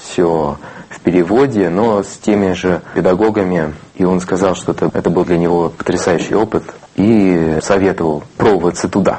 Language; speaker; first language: Russian; non-native, fluent; English